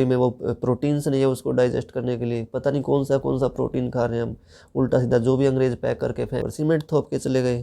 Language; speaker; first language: Hindi; native; Hindi